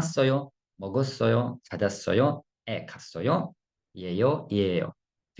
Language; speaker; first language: Korean; non-native, fluent; Russian